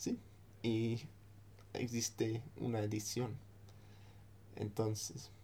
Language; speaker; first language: Spanish; non-native, fluent; English